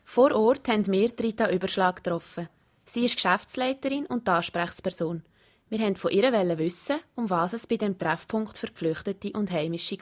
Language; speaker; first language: German; native; German